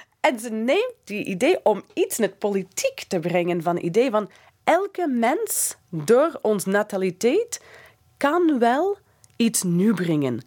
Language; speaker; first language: Dutch; non-native, fluent; English